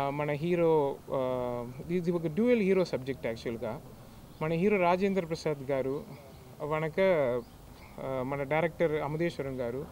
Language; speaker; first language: Telugu; non-native, learner; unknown